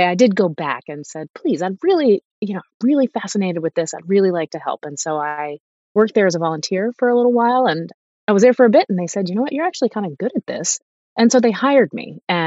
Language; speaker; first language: English; native; English